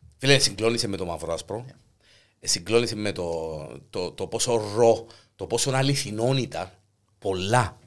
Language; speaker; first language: Greek; native; Greek